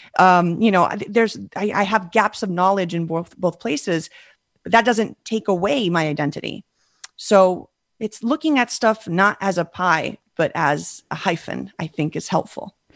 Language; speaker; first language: English; early bilingual, other home language; Spanish